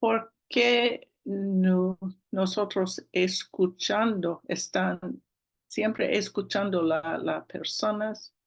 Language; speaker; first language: Spanish; non-native, learner; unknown